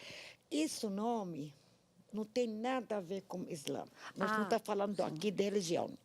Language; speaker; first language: Portuguese; non-native, learner; Arabic